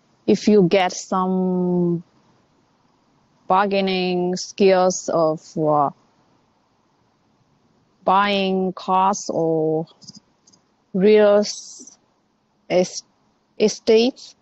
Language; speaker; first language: English; non-native, learner; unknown